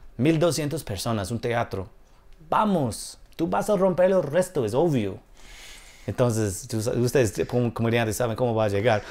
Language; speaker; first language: Spanish; non-native, fluent; English